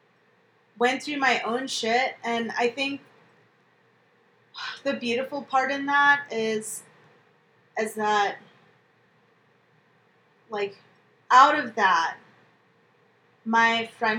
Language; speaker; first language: English; native; English